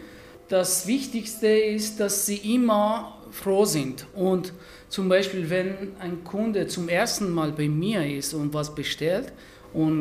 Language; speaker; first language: German; non-native, fluent; Persian